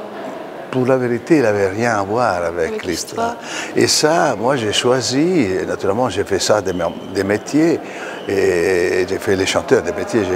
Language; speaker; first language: French; non-native, fluent; Italian